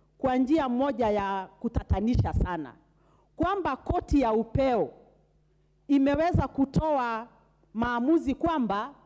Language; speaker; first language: Swahili; non-native, local second language; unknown